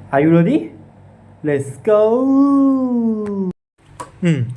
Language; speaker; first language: English; non-native, learner; Thai